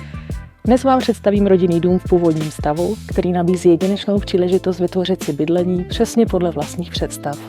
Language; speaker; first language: Czech; native; Czech